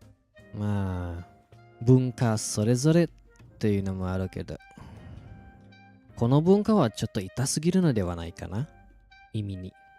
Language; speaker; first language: Japanese; non-native, fluent; Indonesian